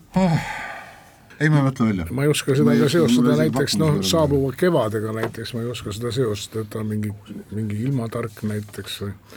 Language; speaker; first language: Estonian; native; Estonian